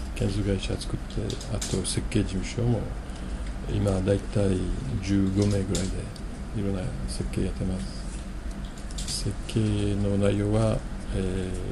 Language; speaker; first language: Japanese; non-native, fluent; French